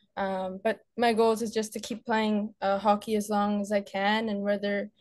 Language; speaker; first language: English; native; English